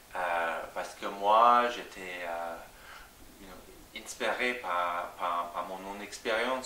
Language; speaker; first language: French; non-native, fluent; English